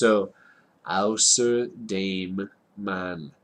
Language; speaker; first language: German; non-native, fluent; English